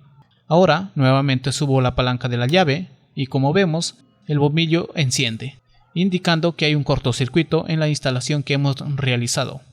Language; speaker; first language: Spanish; native; Spanish